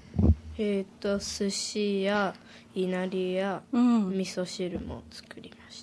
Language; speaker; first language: Japanese; early bilingual, heritage; Japanese